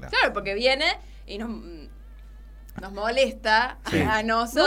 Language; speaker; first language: Spanish; native; Spanish